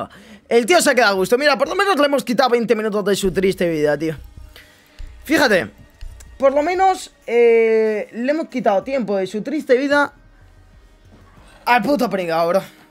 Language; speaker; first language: Spanish; native; Spanish